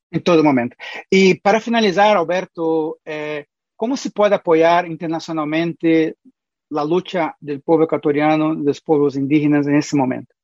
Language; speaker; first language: Spanish; non-native, fluent; Portuguese